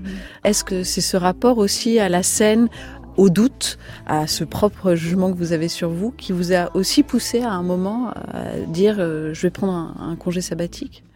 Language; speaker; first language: French; native; French